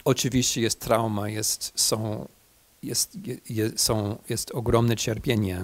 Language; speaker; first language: Polish; non-native, fluent; English